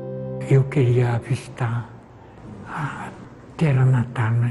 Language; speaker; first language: Portuguese; non-native, fluent; Korean